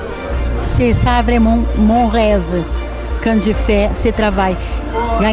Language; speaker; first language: French; non-native, fluent; Portuguese